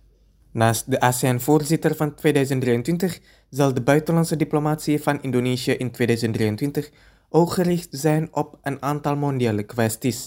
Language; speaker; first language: Dutch; non-native, fluent; Indonesian